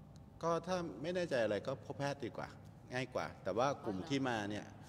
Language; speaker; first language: Thai; native; Thai